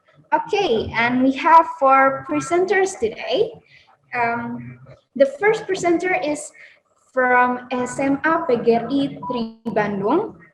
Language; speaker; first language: English; non-native, learner; Indonesian